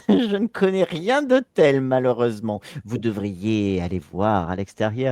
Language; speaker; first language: French; native; French